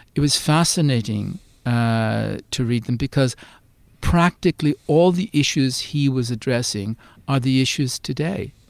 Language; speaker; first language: English; native; English